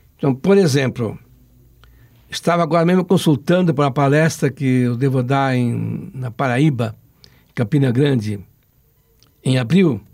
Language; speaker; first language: Portuguese; non-native, local second language; Italian